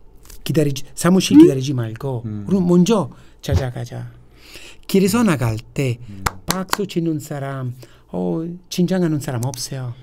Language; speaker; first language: Korean; non-native, fluent; Italian